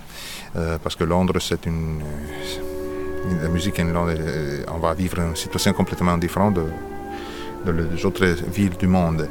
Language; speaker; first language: French; non-native, fluent; Italian